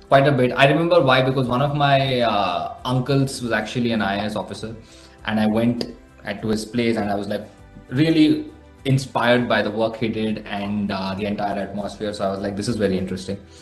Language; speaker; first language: English; non-native, local second language; Telugu